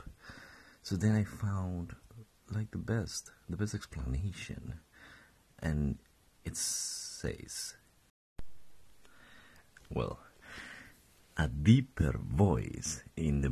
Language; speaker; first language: English; non-native, fluent; Spanish